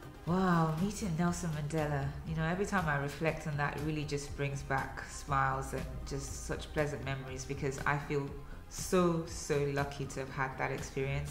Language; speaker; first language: English; early bilingual, other home language; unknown